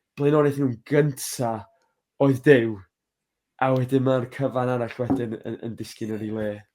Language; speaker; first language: Welsh; native; Welsh